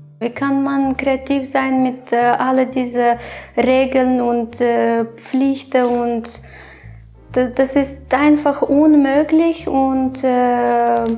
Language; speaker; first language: German; non-native, fluent; Romanian